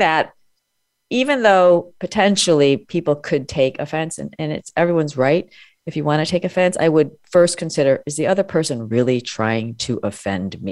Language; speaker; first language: English; native; English